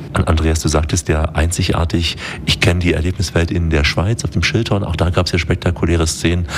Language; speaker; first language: German; native; German